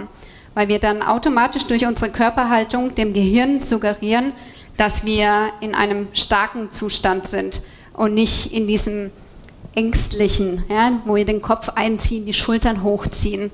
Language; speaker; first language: German; native; German